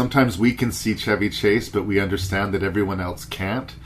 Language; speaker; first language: English; native; English